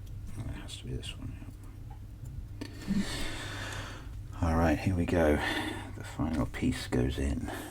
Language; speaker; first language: English; native; English